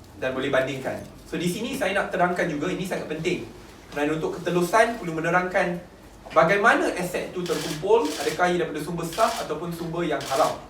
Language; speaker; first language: Malay; native; Malay